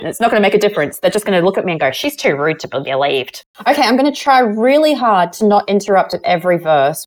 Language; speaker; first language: English; native; English